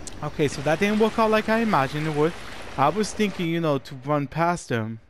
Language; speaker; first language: English; native; English